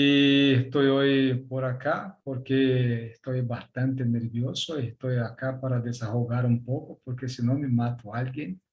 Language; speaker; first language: Spanish; non-native, learner; Portuguese